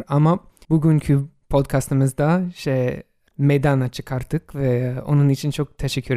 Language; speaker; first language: Turkish; non-native, fluent; English